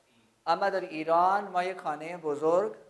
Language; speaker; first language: Persian; non-native, fluent; Urdu